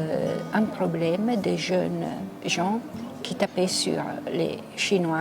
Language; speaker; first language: French; non-native, local second language; Italian